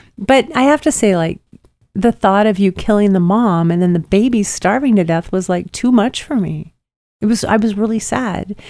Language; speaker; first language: English; native; English